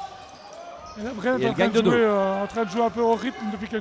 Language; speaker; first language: French; native; French